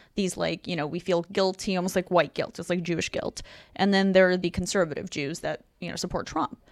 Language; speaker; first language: English; non-native, fluent; Russian